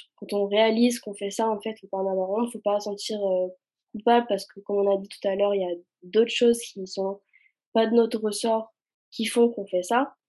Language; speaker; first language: French; early bilingual, other home language; Arabic